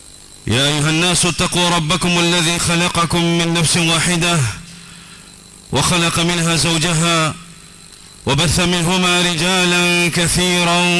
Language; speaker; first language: Arabic; non-native, local second language; Swahili